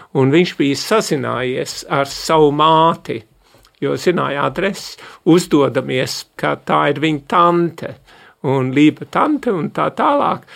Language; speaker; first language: Latvian; early bilingual, heritage; Latvian